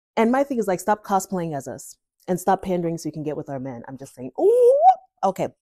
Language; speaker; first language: English; native; English